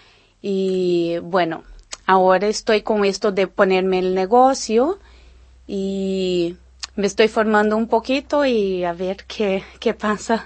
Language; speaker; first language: Spanish; non-native, fluent; Portuguese